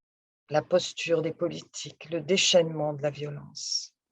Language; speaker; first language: French; native; French